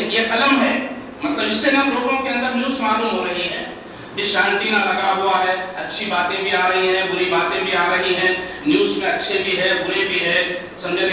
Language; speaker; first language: Urdu; native; Urdu